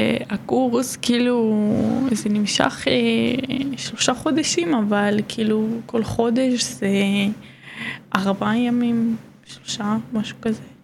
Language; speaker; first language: Hebrew; non-native, fluent; Georgian